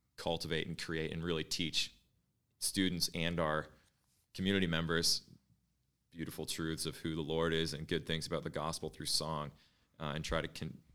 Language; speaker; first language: English; native; English